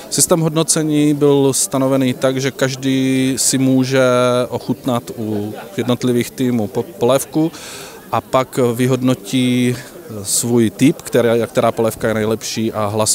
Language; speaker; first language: Czech; native; Czech